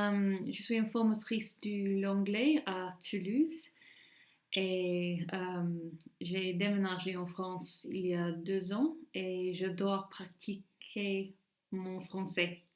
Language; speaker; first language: French; non-native, learner; English